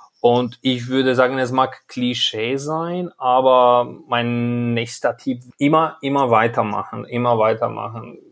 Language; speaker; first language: German; non-native, fluent; Albanian